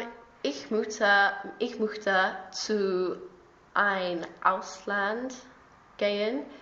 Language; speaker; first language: German; non-native, learner; English